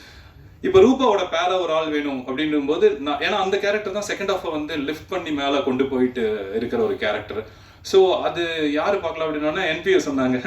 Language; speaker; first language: Tamil; native; Tamil